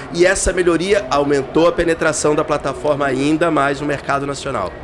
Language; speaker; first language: Portuguese; native; Portuguese